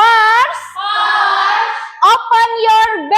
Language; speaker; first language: English; non-native, learner; Indonesian